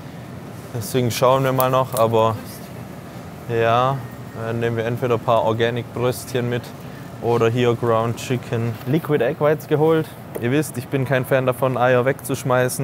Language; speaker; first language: German; native; German